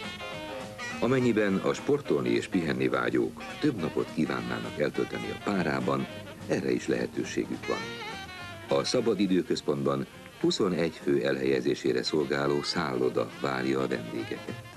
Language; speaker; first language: Hungarian; native; Hungarian